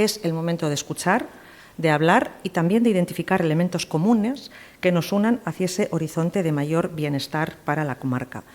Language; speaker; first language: Spanish; native; Spanish